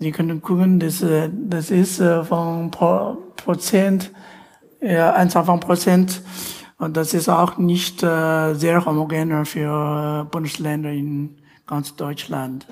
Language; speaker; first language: German; non-native, learner; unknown